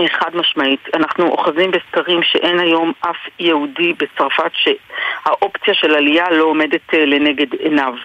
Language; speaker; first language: Hebrew; native; Hebrew